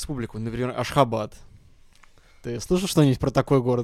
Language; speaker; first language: Russian; native; Russian